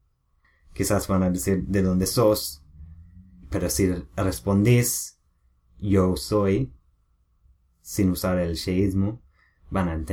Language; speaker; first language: Spanish; non-native, learner; English